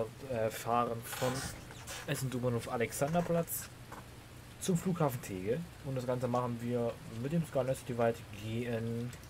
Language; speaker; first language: German; native; German